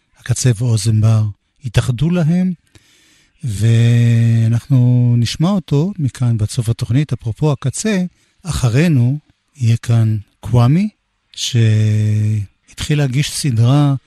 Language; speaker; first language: Hebrew; native; Hebrew